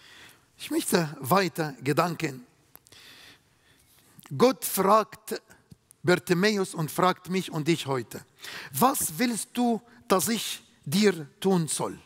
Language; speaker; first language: German; non-native, fluent; Arabic